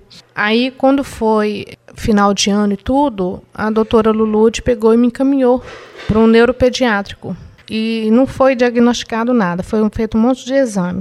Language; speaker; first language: Portuguese; native; Portuguese